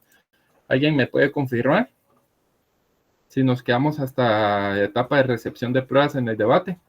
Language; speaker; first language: Spanish; native; Spanish